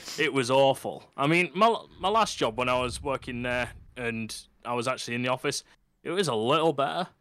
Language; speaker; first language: English; native; English